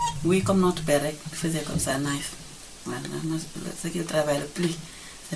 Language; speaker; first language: French; non-native, local second language; Wolof